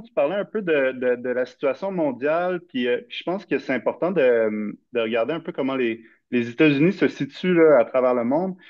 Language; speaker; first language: French; native; French